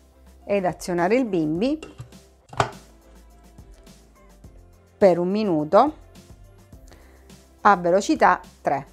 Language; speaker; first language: Italian; native; Italian